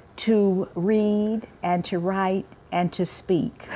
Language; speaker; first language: English; native; English